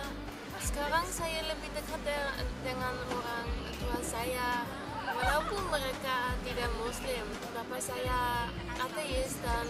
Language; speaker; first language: Indonesian; non-native, learner; Dutch